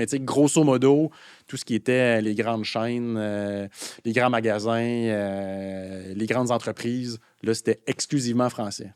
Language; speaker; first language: French; native; French